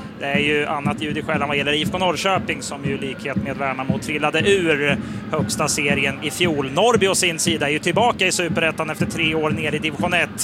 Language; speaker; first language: Swedish; native; Swedish